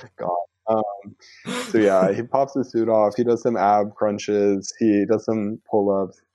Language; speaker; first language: English; native; English